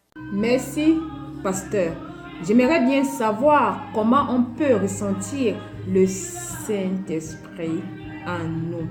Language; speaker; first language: French; non-native, local second language; Basaa